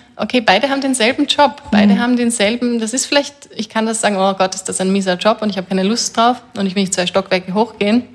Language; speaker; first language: German; native; German